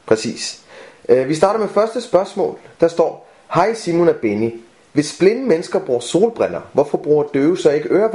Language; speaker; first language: Danish; native; Danish